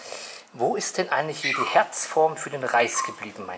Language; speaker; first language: German; native; German